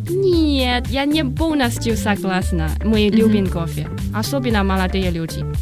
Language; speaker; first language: Russian; non-native, learner; Chinese